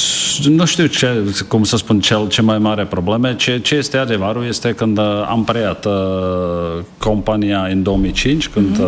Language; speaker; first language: Romanian; non-native, fluent; Czech